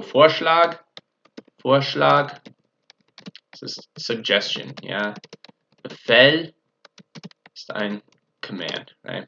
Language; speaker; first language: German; non-native, fluent; English